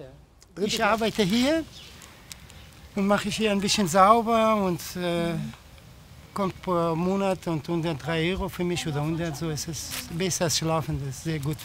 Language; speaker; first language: German; non-native, learner; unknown